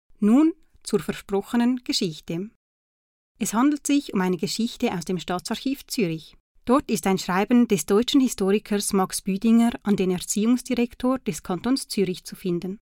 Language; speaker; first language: German; native; German